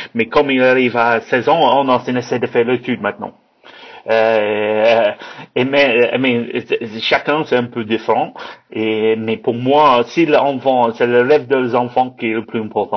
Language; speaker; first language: French; non-native, learner; English